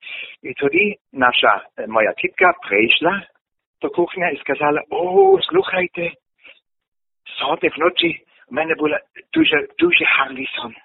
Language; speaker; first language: Ukrainian; non-native, learner; German